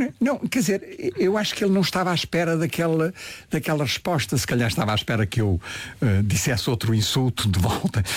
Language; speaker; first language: Portuguese; native; Portuguese